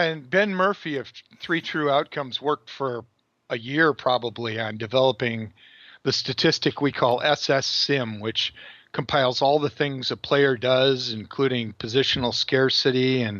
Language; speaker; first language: English; native; English